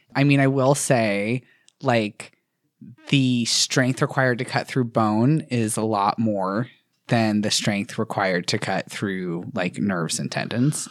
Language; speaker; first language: English; native; English